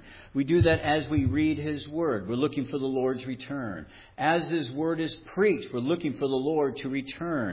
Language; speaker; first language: English; native; English